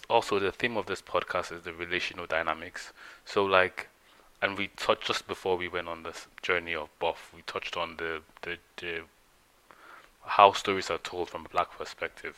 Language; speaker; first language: English; non-native, local second language; Yoruba